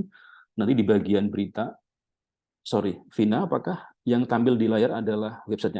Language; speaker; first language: Indonesian; native; Indonesian